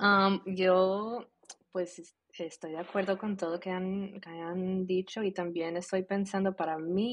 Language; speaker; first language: Spanish; early bilingual, heritage; Spanish